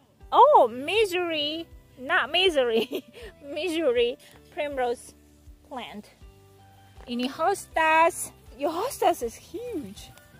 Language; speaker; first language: English; non-native, fluent; Indonesian